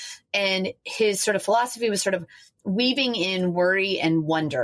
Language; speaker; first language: English; native; English